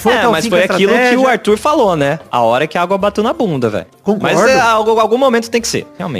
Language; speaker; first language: Portuguese; native; Portuguese